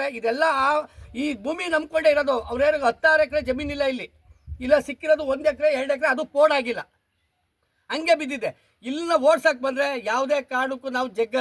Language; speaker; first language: Kannada; native; Kannada